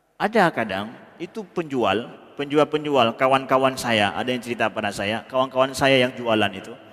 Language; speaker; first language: Malay; non-native, local second language; Achinese